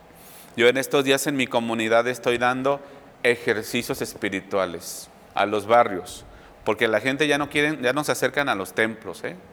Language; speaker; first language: Spanish; native; Spanish